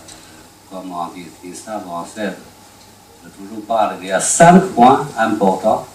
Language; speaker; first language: French; non-native, learner; Chinese